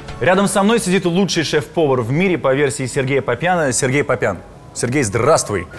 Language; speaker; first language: Russian; native; Russian